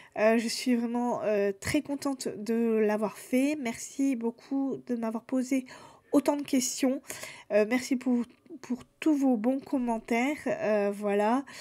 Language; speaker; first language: French; native; French